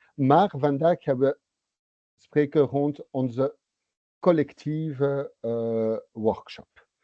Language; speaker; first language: Dutch; non-native, local second language; French